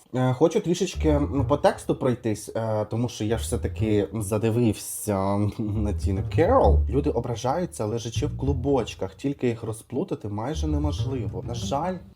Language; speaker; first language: Ukrainian; non-native, local second language; Russian